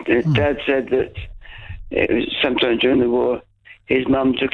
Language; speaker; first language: English; native; English